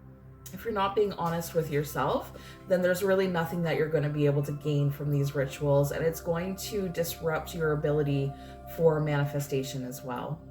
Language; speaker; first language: English; native; English